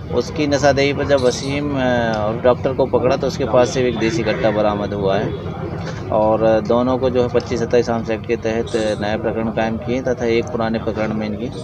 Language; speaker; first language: Hindi; native; Hindi